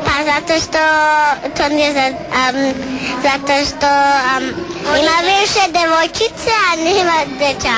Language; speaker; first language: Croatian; early bilingual, heritage; Serbian